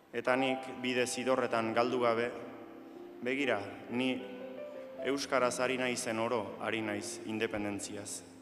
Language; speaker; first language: Basque; native; Basque